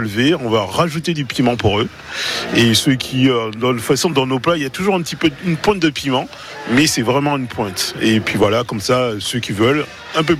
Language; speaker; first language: French; native; French